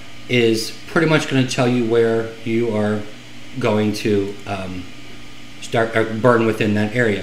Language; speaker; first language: English; native; English